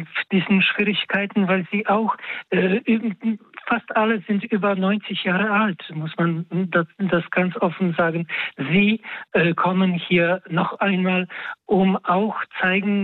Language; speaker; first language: German; non-native, fluent; Polish